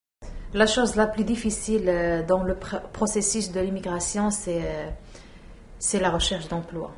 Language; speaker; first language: French; non-native, local second language; Arabic